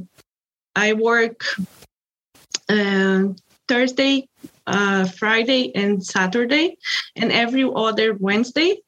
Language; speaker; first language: English; non-native, fluent; Portuguese